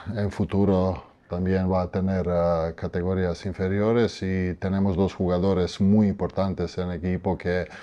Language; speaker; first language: Spanish; non-native, fluent; Croatian